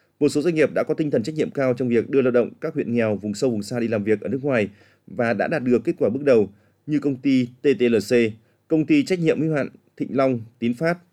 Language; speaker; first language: Vietnamese; native; Vietnamese